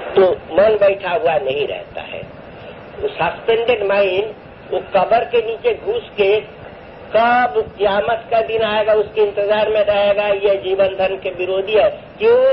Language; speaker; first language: Hindi; non-native, local second language; Bangla